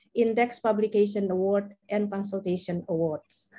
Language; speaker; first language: English; non-native, fluent; Indonesian